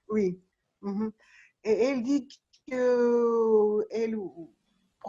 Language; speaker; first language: French; non-native, learner; Russian